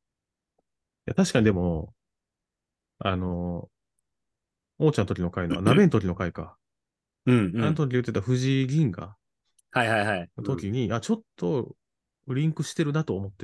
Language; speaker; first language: Japanese; native; Japanese